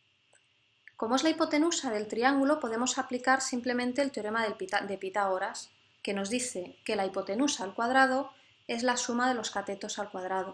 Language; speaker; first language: Spanish; native; Spanish